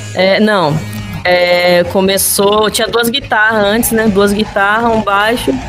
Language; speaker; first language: Portuguese; native; Portuguese